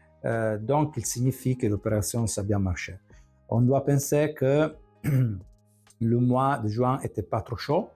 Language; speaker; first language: French; non-native, fluent; Italian